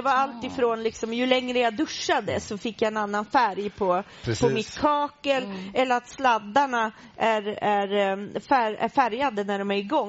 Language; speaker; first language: Swedish; native; Swedish